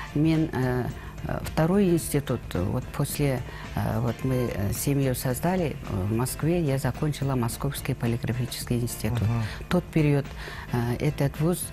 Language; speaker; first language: Russian; non-native, local second language; Kazakh